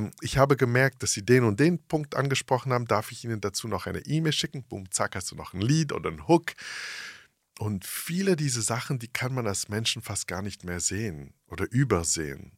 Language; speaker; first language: German; early bilingual, heritage; English